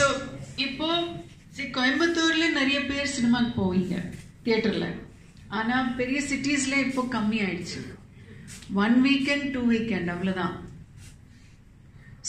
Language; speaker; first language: Tamil; non-native, fluent; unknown